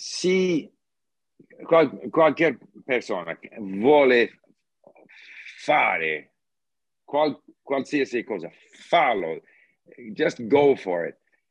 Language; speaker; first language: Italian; non-native, learner; English